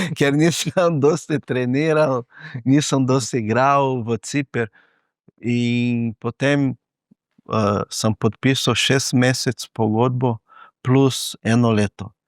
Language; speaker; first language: Slovenian; non-native, fluent; Portuguese